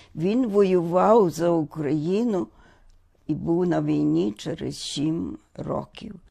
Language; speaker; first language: Ukrainian; native; Ukrainian